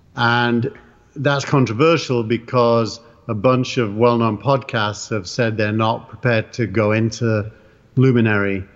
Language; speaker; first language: English; native; English